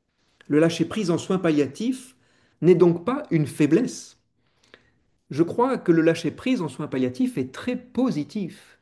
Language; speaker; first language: French; native; French